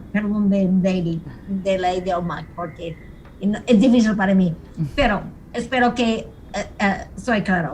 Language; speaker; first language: Spanish; non-native, fluent; English